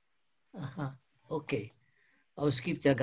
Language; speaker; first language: German; non-native, fluent; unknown